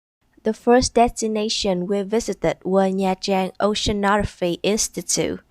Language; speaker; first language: English; non-native, learner; Vietnamese